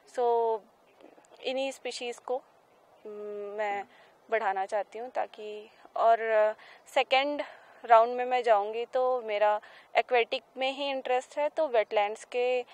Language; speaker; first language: Hindi; native; Hindi